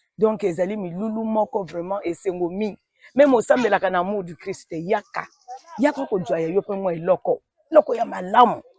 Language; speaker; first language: Lingala; native; Lingala